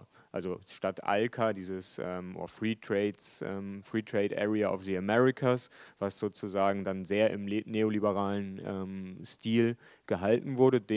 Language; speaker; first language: German; native; German